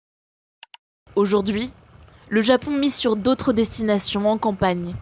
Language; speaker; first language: French; native; French